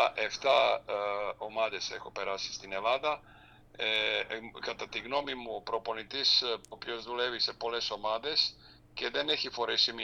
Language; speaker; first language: Greek; non-native, fluent; Serbian